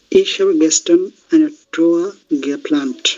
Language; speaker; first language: German; non-native, learner; Bangla